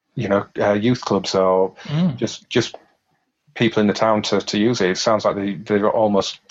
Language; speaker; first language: English; native; English